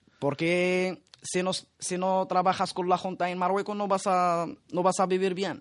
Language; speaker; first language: Spanish; non-native, learner; Arabic